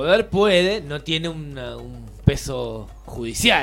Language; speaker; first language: Spanish; native; Spanish